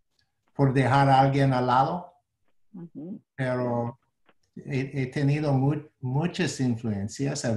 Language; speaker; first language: Spanish; non-native, fluent; English